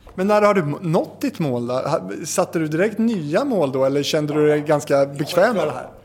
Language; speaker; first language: Swedish; native; Swedish